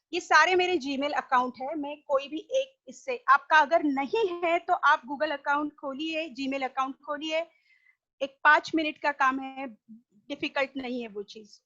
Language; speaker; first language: Hindi; non-native, local second language; Marathi